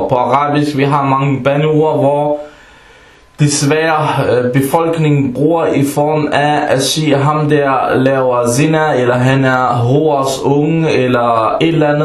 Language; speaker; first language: Danish; non-native, fluent; Arabic